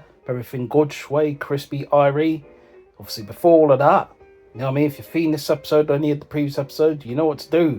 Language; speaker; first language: English; native; English